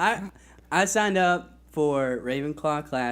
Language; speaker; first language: English; native; English